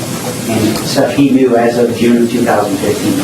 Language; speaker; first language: English; native; English